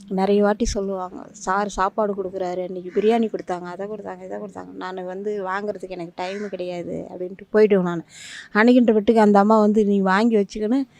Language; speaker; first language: Tamil; native; Tamil